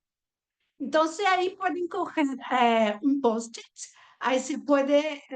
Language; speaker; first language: Spanish; non-native, fluent; Portuguese